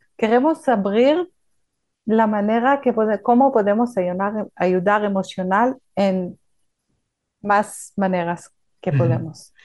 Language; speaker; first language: Spanish; non-native, fluent; Hebrew